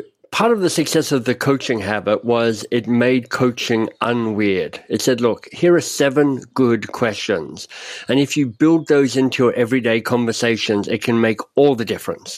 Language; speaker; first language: English; native; English